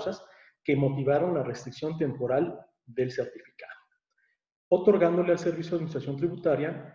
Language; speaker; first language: Spanish; native; Spanish